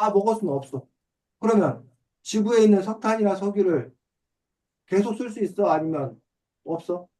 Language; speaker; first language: Korean; native; Korean